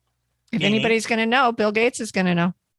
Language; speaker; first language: English; native; English